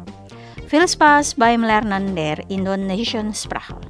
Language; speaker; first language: German; non-native, fluent; Indonesian